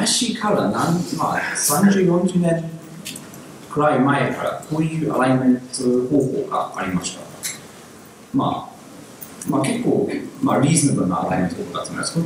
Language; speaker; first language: Japanese; non-native, learner; English